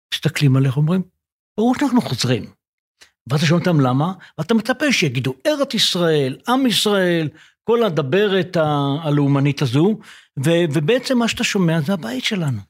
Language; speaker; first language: Hebrew; native; Hebrew